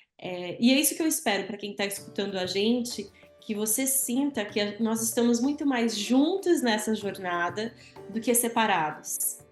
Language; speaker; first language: Portuguese; native; Portuguese